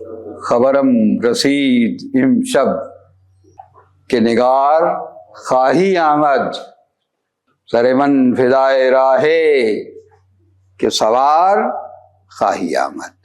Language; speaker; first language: Persian; non-native, fluent; Urdu